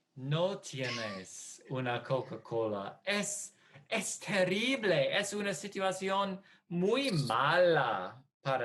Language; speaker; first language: Spanish; non-native, fluent; English